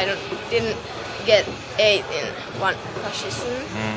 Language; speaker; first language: English; non-native, learner; Finnish